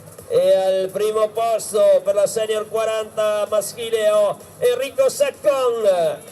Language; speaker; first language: Italian; native; Italian